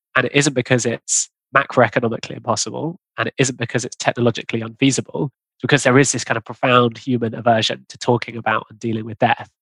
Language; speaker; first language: English; native; English